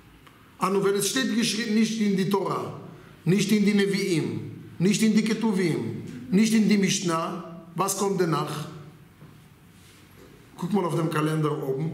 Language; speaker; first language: German; non-native, fluent; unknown